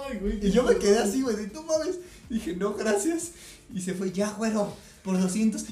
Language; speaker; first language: Spanish; native; Spanish